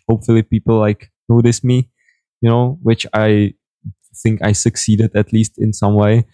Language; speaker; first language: English; non-native, fluent; Czech